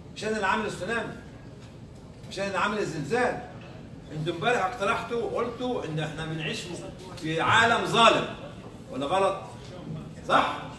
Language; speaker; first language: Arabic; native; Arabic